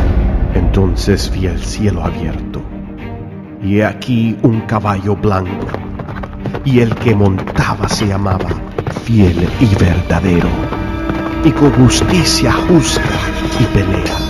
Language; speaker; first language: Spanish; native; Spanish